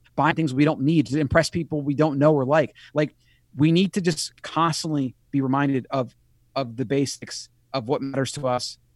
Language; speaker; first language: English; native; English